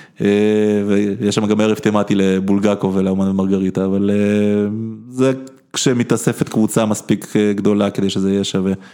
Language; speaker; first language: Hebrew; early bilingual, other home language; Russian